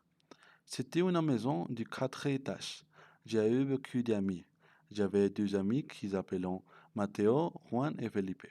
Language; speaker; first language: French; non-native, learner; Spanish